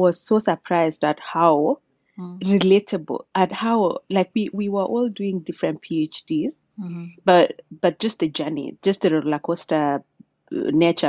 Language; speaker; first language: English; non-native, local second language; Kalenjin